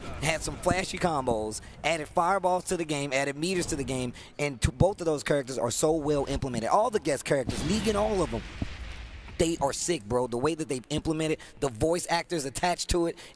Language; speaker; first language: English; native; English